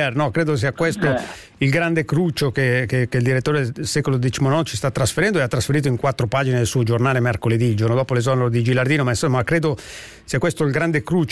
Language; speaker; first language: Italian; native; Italian